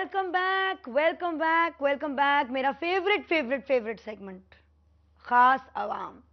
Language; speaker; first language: Urdu; native; Urdu